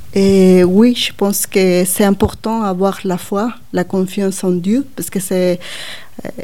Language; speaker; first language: French; non-native, learner; Spanish